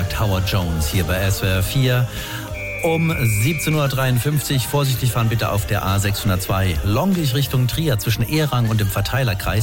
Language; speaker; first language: German; native; German